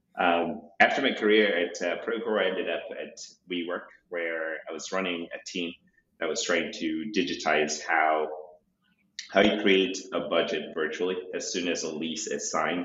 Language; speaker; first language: English; non-native, local second language; Shona